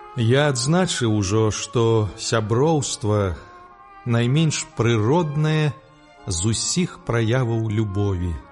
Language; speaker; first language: Belarusian; native; Belarusian